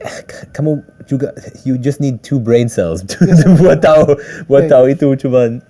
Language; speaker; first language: Indonesian; early bilingual, heritage; English